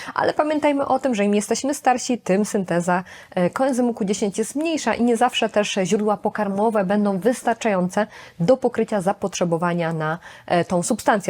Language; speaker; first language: Polish; native; Polish